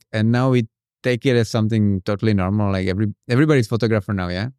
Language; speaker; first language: English; non-native, fluent; Czech